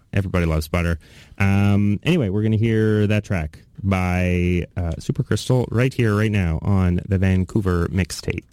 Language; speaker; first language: English; native; English